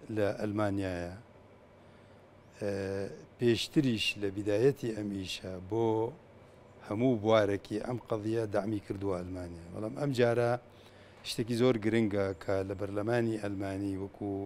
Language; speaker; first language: Central Kurdish; non-native, local second language; Kurdish